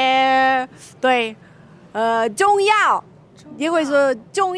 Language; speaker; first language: Chinese; non-native, learner; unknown